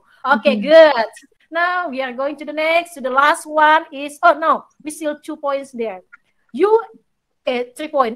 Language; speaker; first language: English; non-native, learner; Indonesian